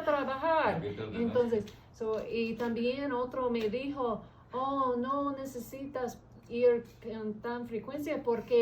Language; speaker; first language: Spanish; early bilingual, heritage; English